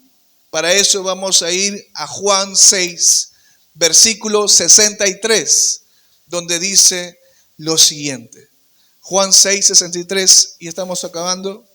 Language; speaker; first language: Spanish; native; Spanish